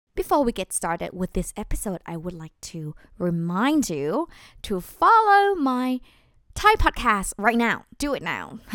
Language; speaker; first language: English; non-native, fluent; Thai